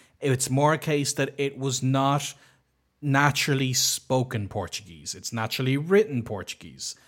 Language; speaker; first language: English; native; English